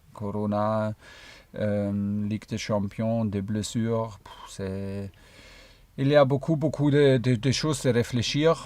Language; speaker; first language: French; non-native, fluent; German